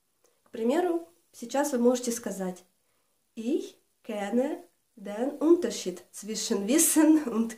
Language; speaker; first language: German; non-native, fluent; Russian